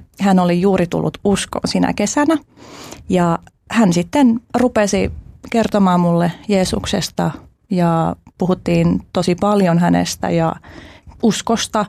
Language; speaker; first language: Finnish; early bilingual, other home language; Albanian